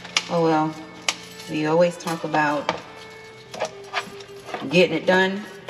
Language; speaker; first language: English; early bilingual, other home language; Spanish